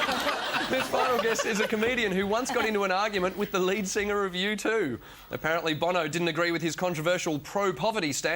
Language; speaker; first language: English; native; English